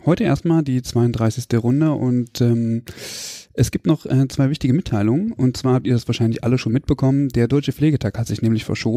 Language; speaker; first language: German; native; German